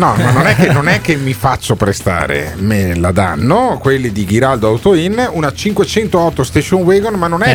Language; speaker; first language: Italian; native; Italian